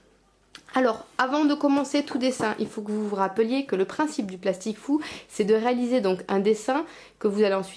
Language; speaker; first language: French; native; French